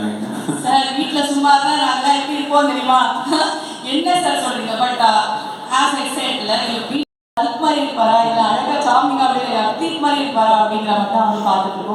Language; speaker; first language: Tamil; native; Tamil